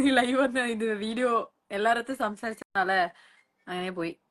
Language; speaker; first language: Malayalam; non-native, local second language; Tamil